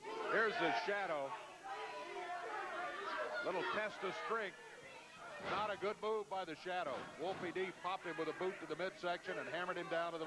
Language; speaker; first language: English; native; English